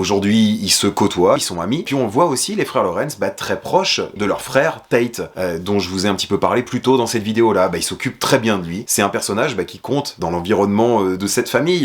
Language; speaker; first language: French; native; French